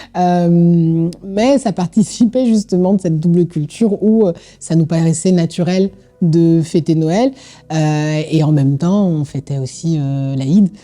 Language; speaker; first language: French; native; French